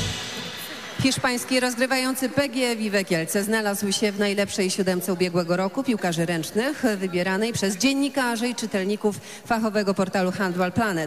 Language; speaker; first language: Polish; native; Polish